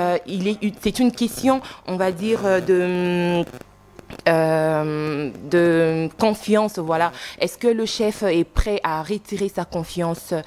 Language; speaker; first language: French; non-native, local second language; Lingala